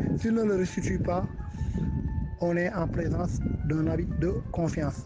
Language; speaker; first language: French; non-native, local second language; Wolof